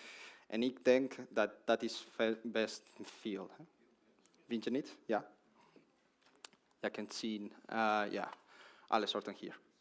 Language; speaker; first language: Dutch; non-native, learner; Spanish